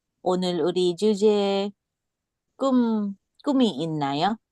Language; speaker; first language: Korean; non-native, learner; English